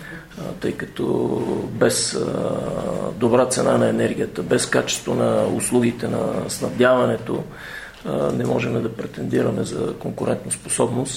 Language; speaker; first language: Bulgarian; native; Bulgarian